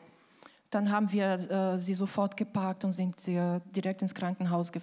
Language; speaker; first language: German; non-native, fluent; Portuguese